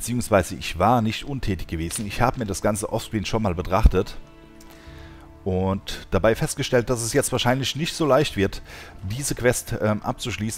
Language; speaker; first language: German; native; German